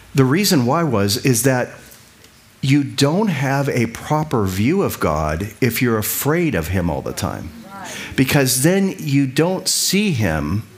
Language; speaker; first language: English; native; English